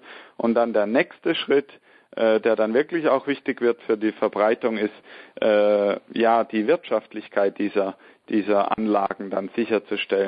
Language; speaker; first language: German; native; German